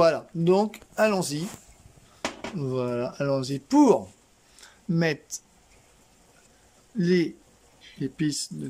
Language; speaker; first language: French; native; French